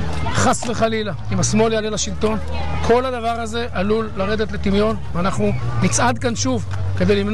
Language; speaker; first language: Hebrew; native; Hebrew